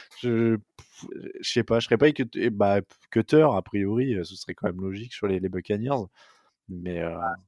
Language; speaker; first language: French; native; French